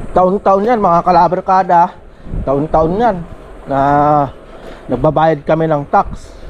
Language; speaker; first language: Filipino; native; Filipino